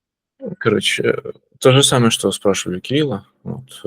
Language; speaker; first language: Russian; native; Russian